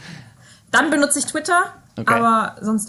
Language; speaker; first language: German; native; German